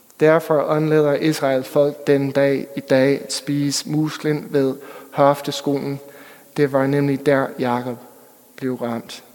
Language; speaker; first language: Danish; non-native, fluent; English